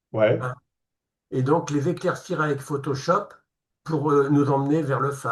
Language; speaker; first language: French; native; French